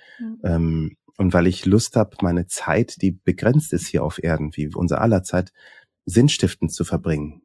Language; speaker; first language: German; early bilingual, other home language; Swahili